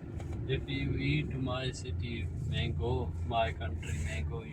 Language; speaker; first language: English; non-native, learner; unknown